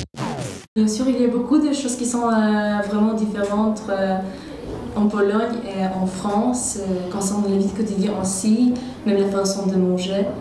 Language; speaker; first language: French; non-native, fluent; Polish